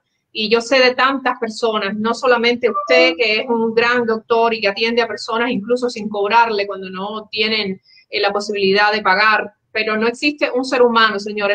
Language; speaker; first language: Spanish; native; Spanish